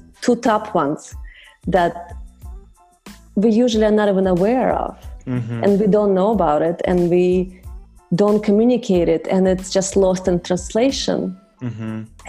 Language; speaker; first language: English; non-native, fluent; Russian